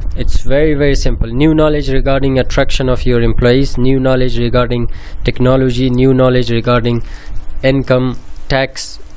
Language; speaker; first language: English; non-native, fluent; Persian